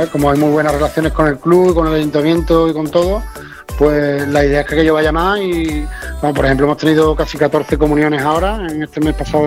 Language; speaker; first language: Spanish; native; Spanish